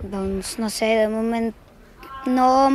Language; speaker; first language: Catalan; non-native, learner; Ukrainian